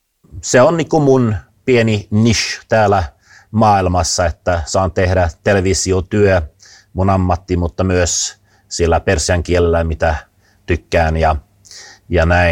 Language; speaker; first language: Finnish; non-native, fluent; Swedish